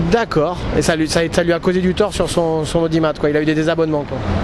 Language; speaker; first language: French; native; French